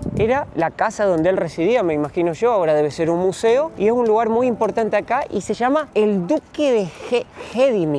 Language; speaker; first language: Spanish; native; Spanish